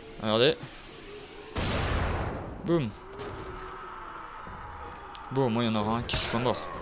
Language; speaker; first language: French; native; French